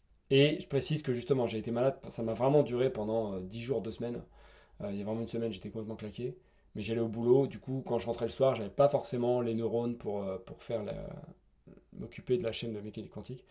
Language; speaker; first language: French; native; French